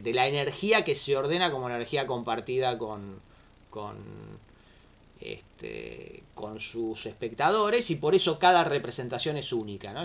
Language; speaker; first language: Spanish; native; Spanish